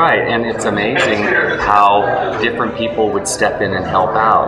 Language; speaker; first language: English; native; English